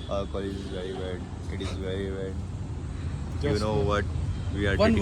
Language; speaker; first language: English; non-native, learner; Hindi